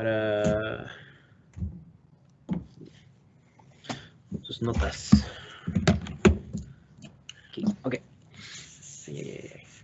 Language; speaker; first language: Spanish; non-native, learner; English